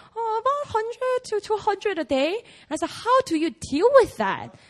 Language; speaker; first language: English; non-native, fluent; Korean